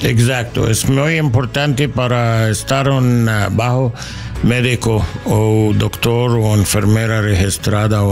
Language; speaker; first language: Spanish; non-native, learner; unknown